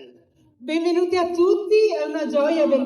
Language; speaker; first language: Italian; early bilingual, other home language; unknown